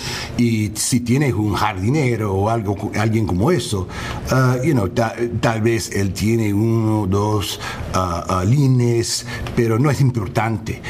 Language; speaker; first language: Spanish; non-native, learner; English